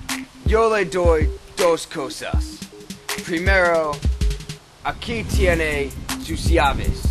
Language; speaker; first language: Spanish; non-native, learner; English